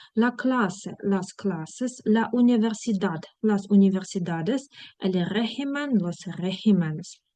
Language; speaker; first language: Spanish; non-native, fluent; Ukrainian